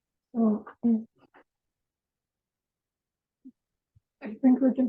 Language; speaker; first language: English; non-native, fluent; Russian